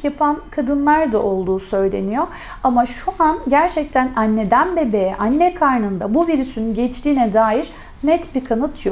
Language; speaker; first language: Turkish; native; Turkish